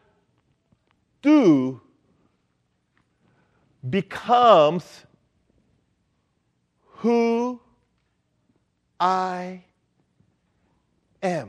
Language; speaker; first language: English; non-native, local second language; Filipino